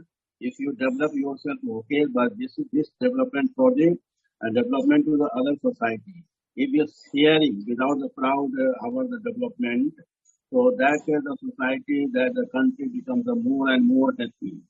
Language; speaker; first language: English; non-native, learner; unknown